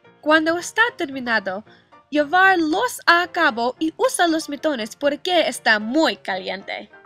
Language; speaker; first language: Spanish; non-native, learner; English